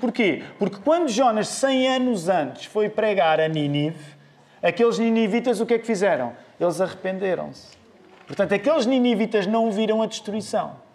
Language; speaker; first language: Portuguese; native; Portuguese